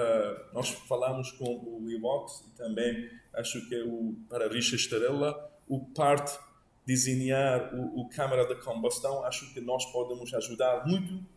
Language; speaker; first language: Portuguese; non-native, learner; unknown